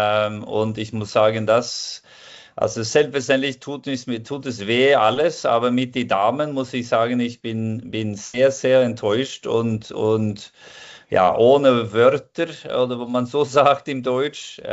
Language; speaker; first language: German; non-native, fluent; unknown